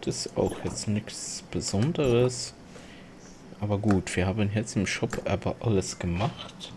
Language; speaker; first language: German; non-native, local second language; Luxembourgish